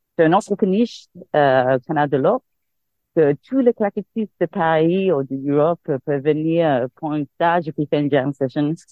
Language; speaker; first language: French; non-native, fluent; English